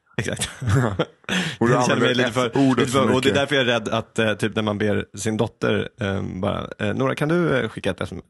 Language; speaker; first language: Swedish; native; Swedish